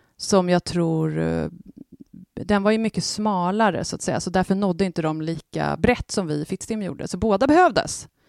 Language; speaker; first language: Swedish; native; Swedish